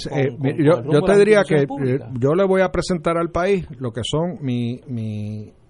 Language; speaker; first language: Spanish; native; Spanish